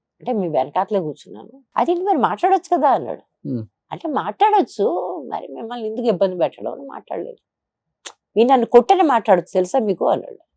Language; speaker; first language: Telugu; native; Telugu